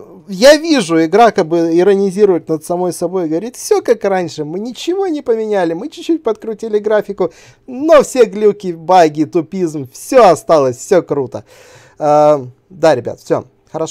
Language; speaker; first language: Russian; native; Russian